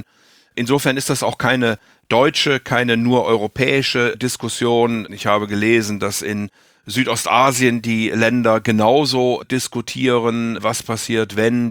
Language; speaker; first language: German; native; German